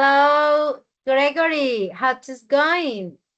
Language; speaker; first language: English; non-native, learner; Spanish